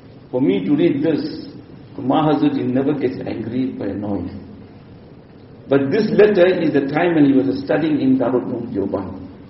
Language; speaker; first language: English; native; English